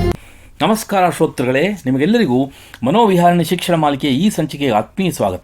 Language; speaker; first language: Kannada; native; Kannada